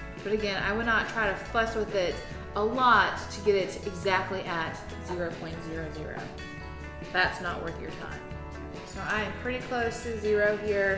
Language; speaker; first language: English; native; English